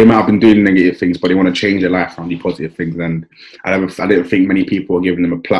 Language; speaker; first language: English; native; English